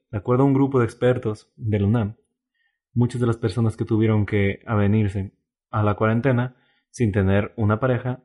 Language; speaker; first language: Spanish; native; Spanish